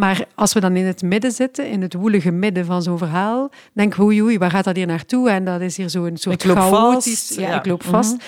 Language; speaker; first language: Dutch; native; Dutch